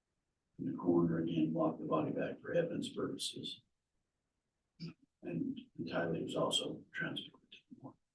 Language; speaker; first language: English; native; English